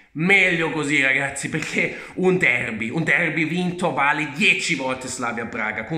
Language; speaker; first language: Italian; early bilingual, heritage; Italian